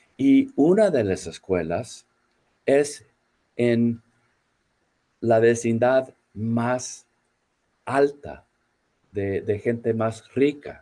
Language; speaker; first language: Spanish; non-native, fluent; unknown